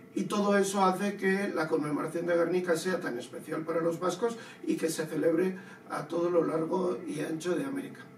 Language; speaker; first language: Spanish; non-native, local second language; Basque